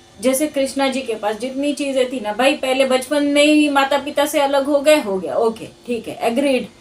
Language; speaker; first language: Hindi; non-native, local second language; Marathi